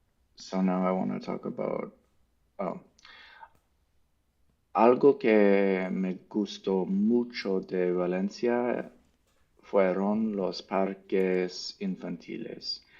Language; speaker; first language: Spanish; non-native, learner; English